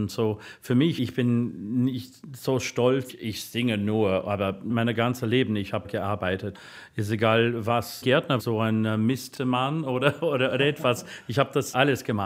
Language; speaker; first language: German; non-native, learner; English